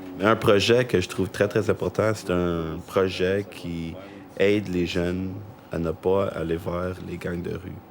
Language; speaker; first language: French; early bilingual, other home language; English